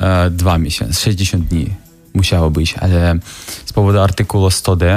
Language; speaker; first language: Polish; non-native, fluent; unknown